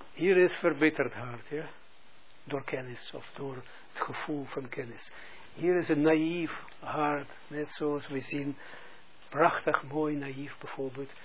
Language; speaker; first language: Dutch; non-native, fluent; Russian